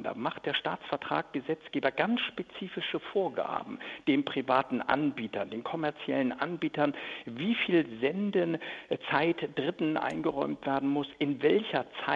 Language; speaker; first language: German; native; German